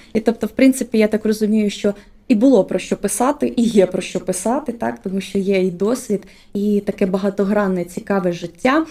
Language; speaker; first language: Ukrainian; native; Ukrainian